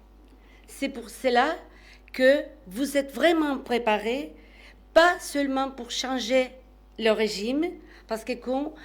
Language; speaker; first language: French; non-native, fluent; Spanish